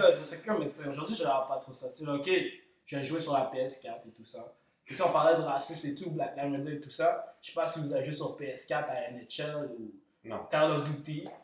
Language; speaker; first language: French; early bilingual, other home language; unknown